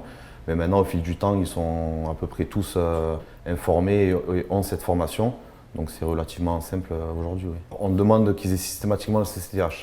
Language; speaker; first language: French; native; French